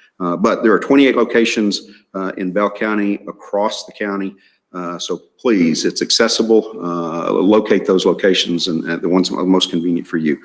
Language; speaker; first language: English; native; English